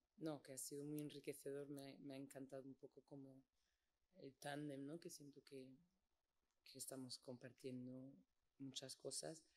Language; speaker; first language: Spanish; non-native, fluent; English